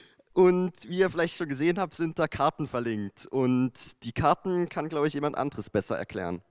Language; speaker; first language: German; native; German